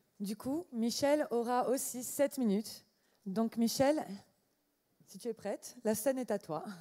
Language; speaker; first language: French; native; French